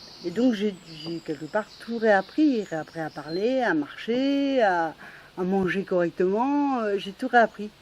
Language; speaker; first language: French; native; French